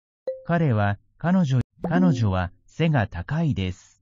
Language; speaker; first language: Japanese; non-native, learner; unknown